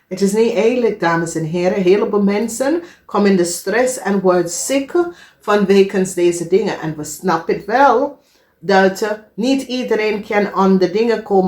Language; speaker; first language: Dutch; non-native, fluent; English